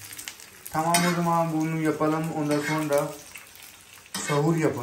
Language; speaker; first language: Turkish; non-native, learner; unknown